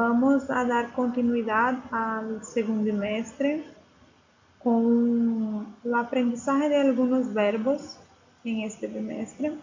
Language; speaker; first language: Spanish; non-native, fluent; Portuguese